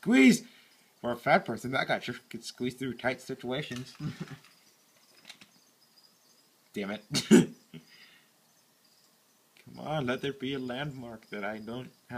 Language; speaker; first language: English; native; English